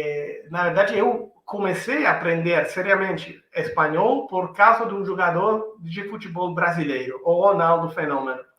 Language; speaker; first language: Portuguese; non-native, fluent; Italian